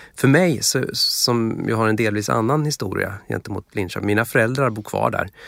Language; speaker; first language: Swedish; native; Swedish